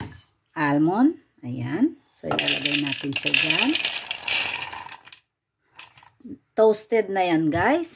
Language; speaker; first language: Filipino; native; Filipino